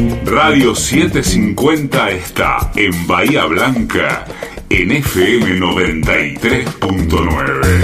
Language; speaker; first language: Spanish; native; Spanish